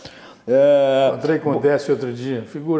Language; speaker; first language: Portuguese; native; Portuguese